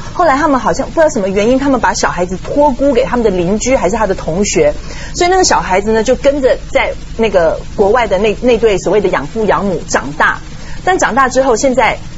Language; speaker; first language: Chinese; non-native, local second language; Cantonese